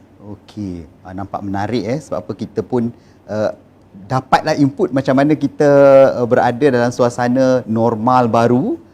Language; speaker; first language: Malay; native; Malay